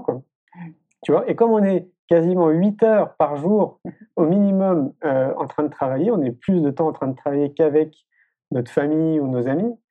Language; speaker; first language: French; native; French